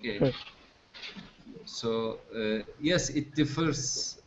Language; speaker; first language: English; non-native, fluent; Turkish